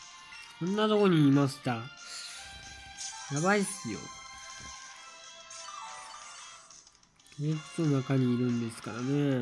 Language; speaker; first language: Japanese; native; Japanese